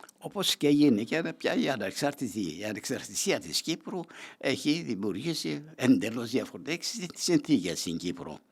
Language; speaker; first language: Greek; non-native, local second language; Turkish